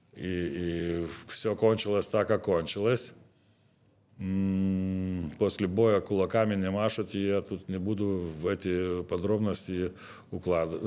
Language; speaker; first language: Russian; non-native, local second language; Lithuanian